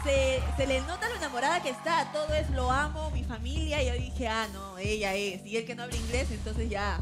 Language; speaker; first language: Spanish; native; Spanish